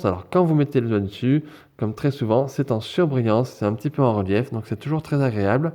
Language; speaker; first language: French; native; French